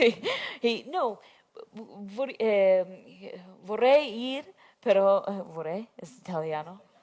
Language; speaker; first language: Spanish; non-native, fluent; English